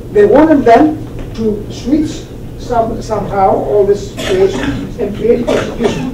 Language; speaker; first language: English; non-native, fluent; Greek